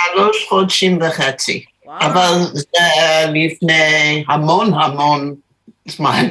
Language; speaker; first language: Hebrew; non-native, learner; English